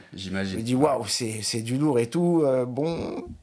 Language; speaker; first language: French; native; French